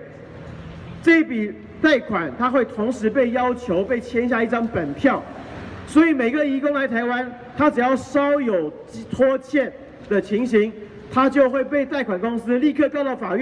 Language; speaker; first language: Chinese; native; Chinese